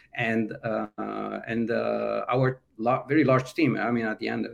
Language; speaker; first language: English; non-native, fluent; Italian